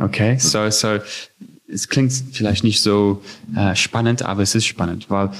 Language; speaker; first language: German; non-native, fluent; English